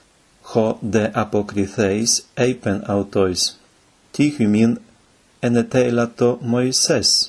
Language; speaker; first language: Greek; non-native, fluent; Ukrainian